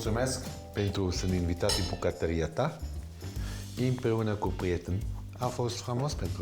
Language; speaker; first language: Romanian; non-native, learner; Swiss German